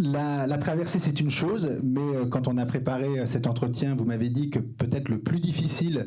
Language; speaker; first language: French; native; French